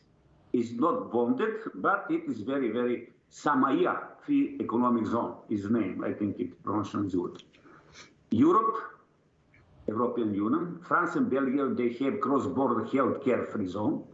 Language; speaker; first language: English; non-native, learner; Serbian